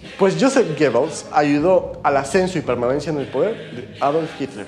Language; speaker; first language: Spanish; native; Spanish